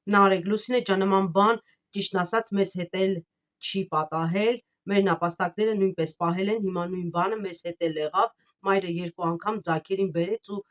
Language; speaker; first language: Armenian; native; Armenian